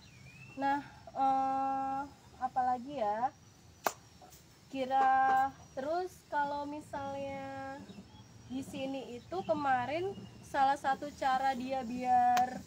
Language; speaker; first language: Indonesian; native; Indonesian